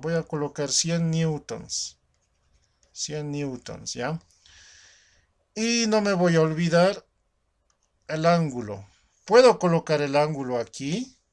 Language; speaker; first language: Spanish; native; Spanish